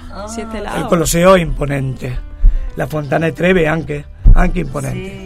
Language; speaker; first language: Italian; non-native, fluent; Spanish